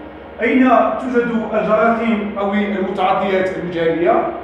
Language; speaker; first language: Arabic; native; Arabic